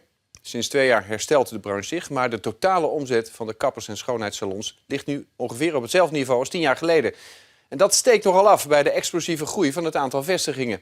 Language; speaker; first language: Dutch; native; Dutch